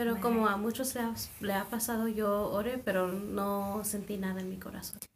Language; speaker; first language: Spanish; non-native, fluent; English